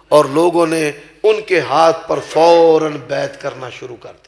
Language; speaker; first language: Urdu; non-native, local second language; Punjabi